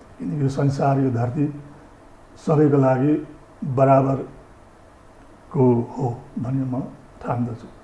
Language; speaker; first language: Nepali; native; Nepali